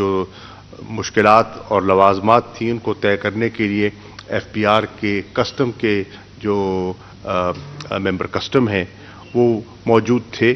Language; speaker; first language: Urdu; non-native, local second language; Saraiki